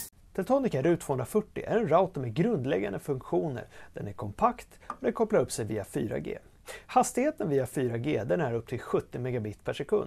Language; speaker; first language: Swedish; native; Swedish